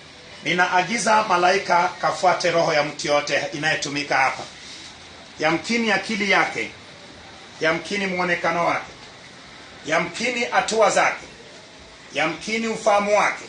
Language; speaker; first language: Swahili; non-native, local second language; Luo (Kenya and Tanzania)